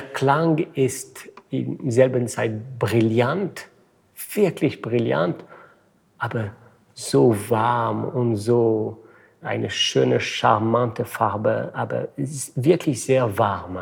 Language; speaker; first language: German; non-native, fluent; French